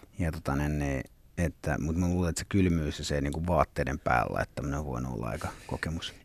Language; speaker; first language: Finnish; early bilingual, other home language; Swedish